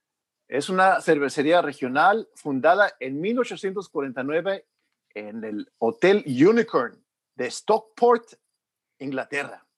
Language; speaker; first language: Spanish; early bilingual, heritage; Spanish